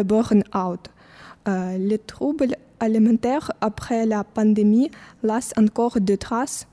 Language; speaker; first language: French; non-native, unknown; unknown